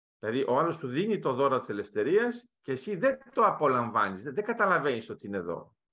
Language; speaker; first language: Greek; early bilingual, heritage; Greek